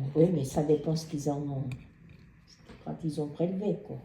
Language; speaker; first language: French; native; French